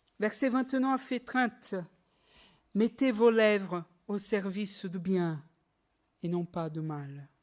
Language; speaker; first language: French; non-native, fluent; Portuguese